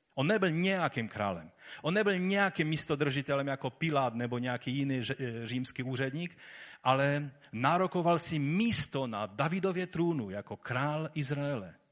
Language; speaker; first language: Czech; native; Czech